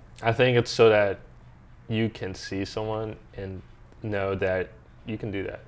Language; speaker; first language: English; early bilingual, other home language; Spanish